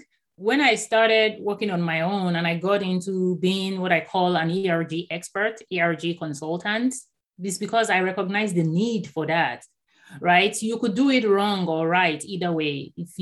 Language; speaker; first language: English; non-native, local second language; Yoruba